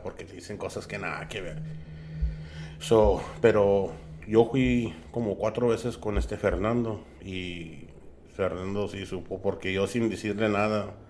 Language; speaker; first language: Spanish; early bilingual, heritage; Spanish